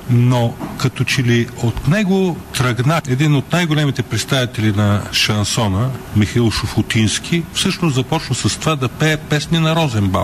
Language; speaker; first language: Bulgarian; native; Bulgarian